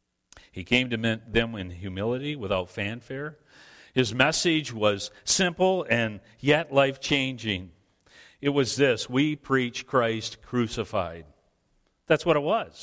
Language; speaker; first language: English; native; English